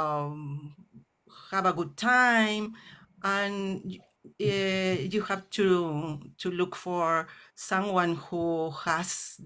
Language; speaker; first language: English; non-native, learner; Spanish